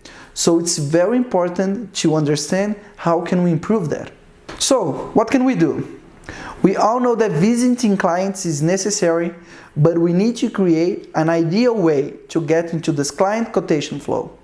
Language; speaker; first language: English; non-native, fluent; Portuguese